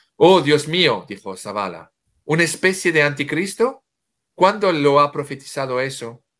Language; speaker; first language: Spanish; non-native, fluent; French